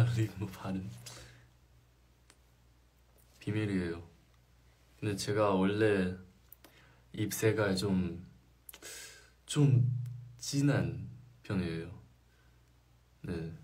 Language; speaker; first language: Korean; non-native, fluent; Chinese